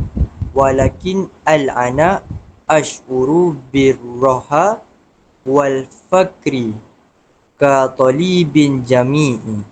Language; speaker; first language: Arabic; non-native, learner; Malay